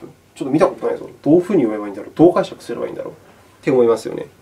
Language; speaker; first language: Japanese; native; Japanese